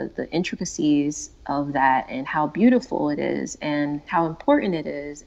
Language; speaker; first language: English; native; English